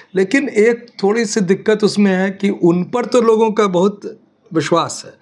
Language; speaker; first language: Hindi; native; Hindi